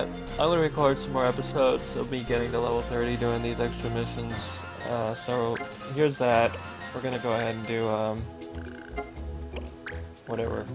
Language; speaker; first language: English; native; English